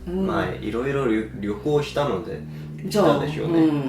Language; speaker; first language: Japanese; early bilingual, heritage; English